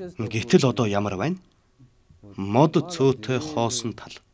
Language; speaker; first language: Mongolian; non-native, fluent; Persian